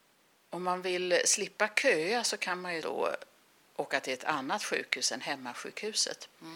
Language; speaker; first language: Swedish; native; Swedish